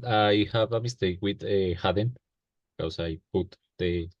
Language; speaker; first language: English; non-native, learner; Spanish